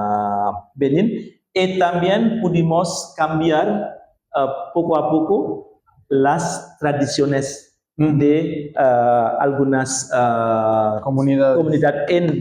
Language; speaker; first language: Spanish; non-native, learner; Indonesian